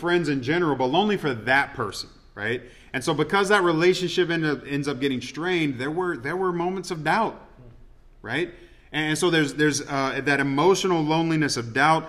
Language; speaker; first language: English; native; English